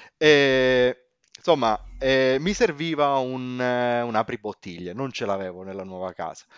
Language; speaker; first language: Italian; native; Italian